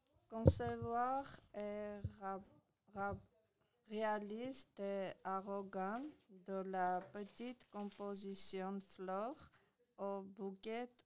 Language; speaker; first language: French; non-native, learner; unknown